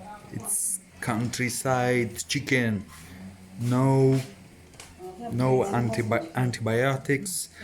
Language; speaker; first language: English; non-native, learner; Romanian